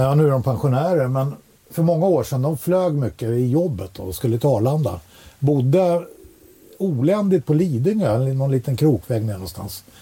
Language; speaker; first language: Swedish; native; Swedish